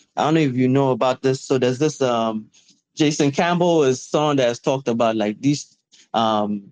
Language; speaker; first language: English; non-native, local second language; Yoruba